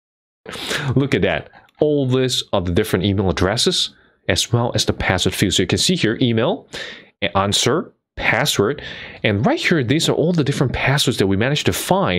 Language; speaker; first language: English; non-native, fluent; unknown